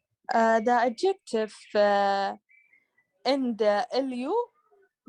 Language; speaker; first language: English; non-native, learner; Arabic